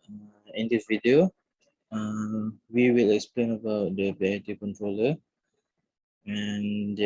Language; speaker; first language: English; non-native, learner; Malay